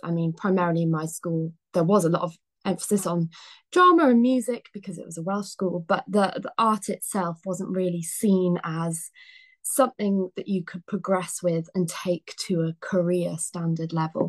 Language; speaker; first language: English; native; English